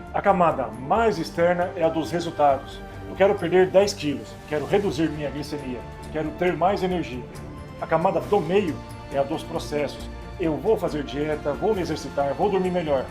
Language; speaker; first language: Portuguese; native; Portuguese